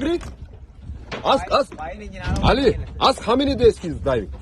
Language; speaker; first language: English; non-native, learner; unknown